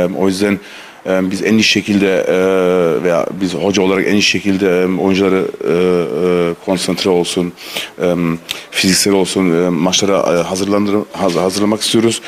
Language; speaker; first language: Turkish; early bilingual, heritage; Turkish